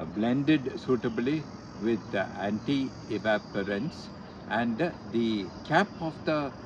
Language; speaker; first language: English; non-native, local second language; Kannada